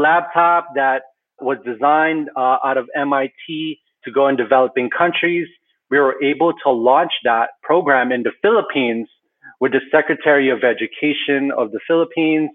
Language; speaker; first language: English; early bilingual, other home language; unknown